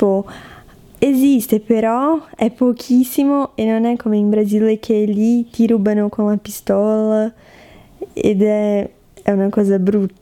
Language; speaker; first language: Italian; non-native, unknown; Portuguese